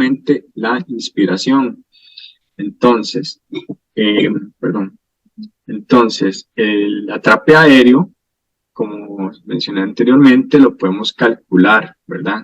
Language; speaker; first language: Spanish; native; Spanish